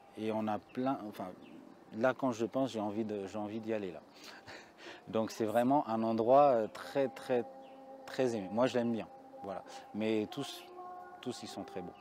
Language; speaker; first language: French; early bilingual, other home language; Amharic